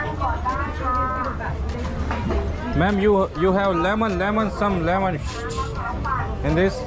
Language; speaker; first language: English; non-native, learner; Hindi